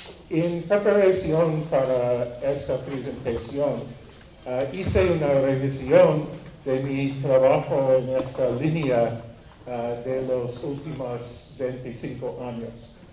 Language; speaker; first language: Spanish; non-native, learner; English